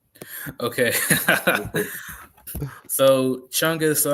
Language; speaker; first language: English; native; English